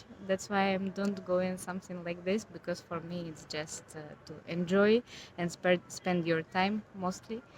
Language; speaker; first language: English; non-native, learner; Ukrainian